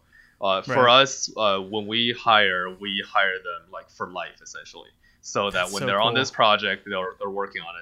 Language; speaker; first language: English; non-native, fluent; Chinese